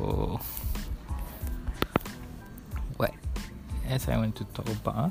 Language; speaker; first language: English; non-native, local second language; Malay